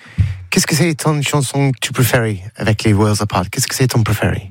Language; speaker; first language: French; non-native, learner; English